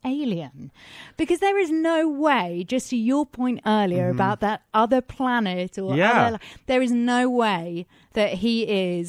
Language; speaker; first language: English; native; English